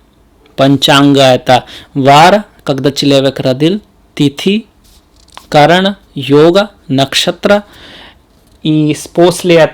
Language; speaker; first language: Russian; non-native, learner; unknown